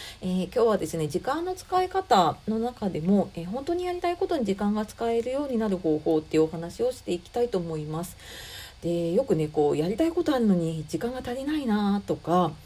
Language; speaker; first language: Japanese; native; Japanese